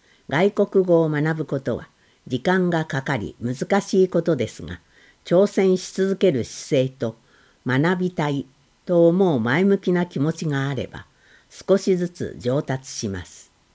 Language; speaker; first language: Japanese; non-native, fluent; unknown